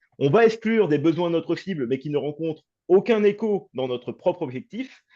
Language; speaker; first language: French; native; French